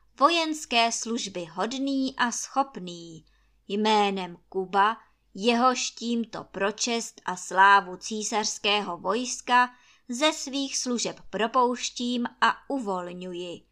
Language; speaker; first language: Czech; native; Czech